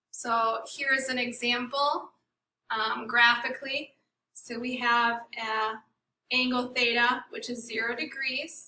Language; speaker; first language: English; native; English